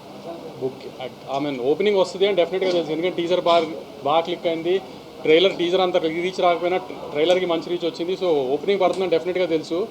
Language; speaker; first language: Telugu; native; Telugu